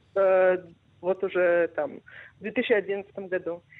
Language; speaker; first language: Russian; non-native, fluent; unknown